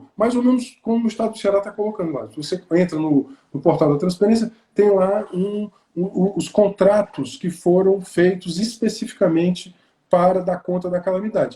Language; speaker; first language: Portuguese; native; Portuguese